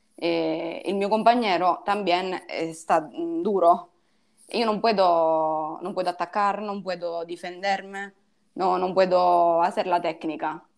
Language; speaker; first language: Spanish; non-native, learner; Italian